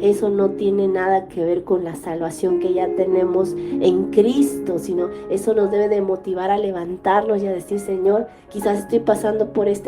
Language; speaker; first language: Spanish; native; Spanish